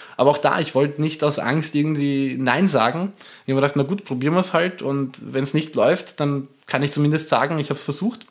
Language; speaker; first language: German; early bilingual, other home language; Romanian